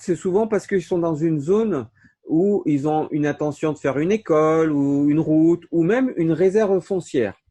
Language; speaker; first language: French; native; French